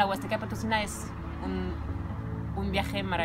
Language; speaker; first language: Spanish; non-native, fluent; French